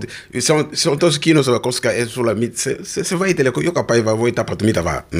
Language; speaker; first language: Finnish; non-native, learner; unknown